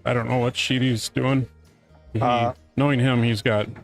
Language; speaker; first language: English; native; English